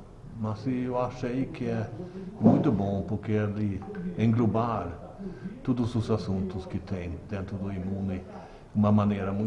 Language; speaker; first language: Portuguese; non-native, learner; Swedish